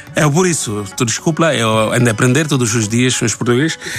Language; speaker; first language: Portuguese; non-native, learner; Bangla